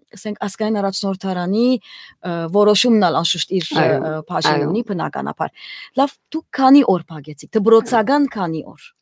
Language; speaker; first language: Armenian; native; Armenian